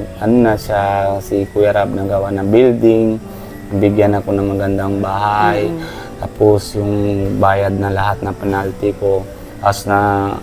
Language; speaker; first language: Filipino; non-native, learner; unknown